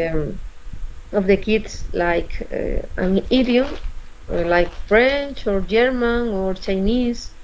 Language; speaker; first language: English; non-native, learner; Spanish